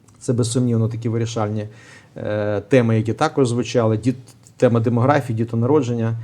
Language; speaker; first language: Ukrainian; native; Ukrainian